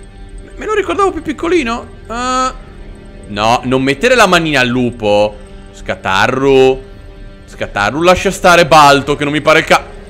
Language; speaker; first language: Italian; native; Italian